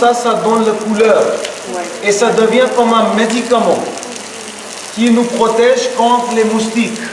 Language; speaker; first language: French; non-native, fluent; Hindi